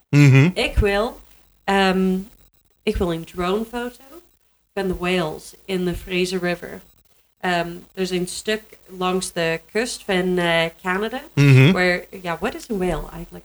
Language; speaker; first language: Dutch; non-native, fluent; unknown